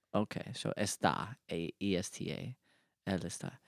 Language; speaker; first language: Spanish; non-native, learner; English